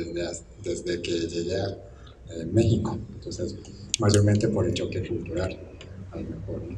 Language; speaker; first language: Spanish; non-native, fluent; Japanese